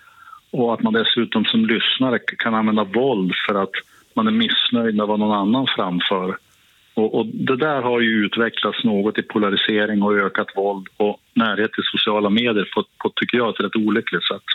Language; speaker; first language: Swedish; native; Swedish